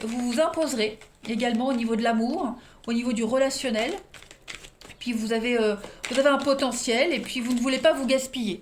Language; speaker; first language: French; native; French